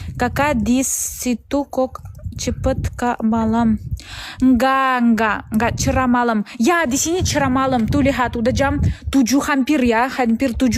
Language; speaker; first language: Indonesian; non-native, learner; Russian